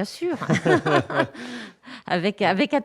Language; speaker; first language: French; native; French